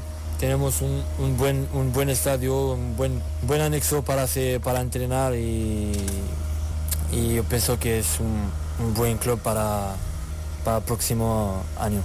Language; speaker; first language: Spanish; non-native, learner; French